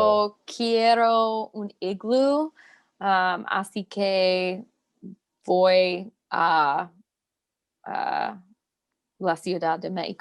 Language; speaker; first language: Spanish; non-native, learner; English